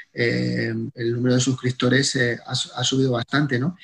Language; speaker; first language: Spanish; native; Spanish